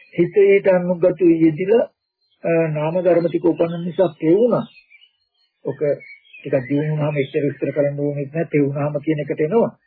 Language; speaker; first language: Sinhala; native; Sinhala